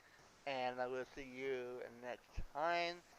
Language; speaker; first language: English; non-native, learner; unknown